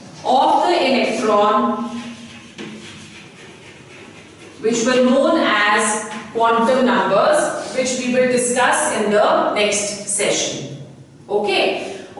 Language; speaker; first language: English; non-native, local second language; Hindi